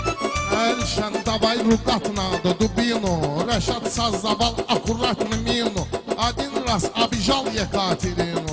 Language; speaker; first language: Russian; non-native, local second language; Talysh